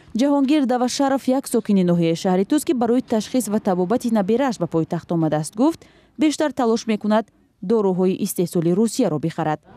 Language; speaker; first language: Tajik; native; Tajik